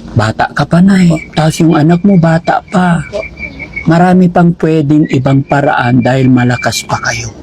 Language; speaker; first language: Filipino; non-native, local second language; Pangasinan